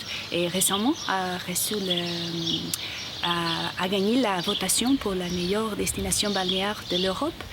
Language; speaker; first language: French; non-native, fluent; Portuguese